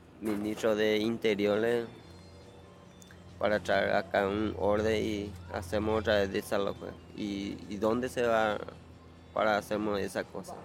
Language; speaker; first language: Spanish; non-native, local second language; Guarani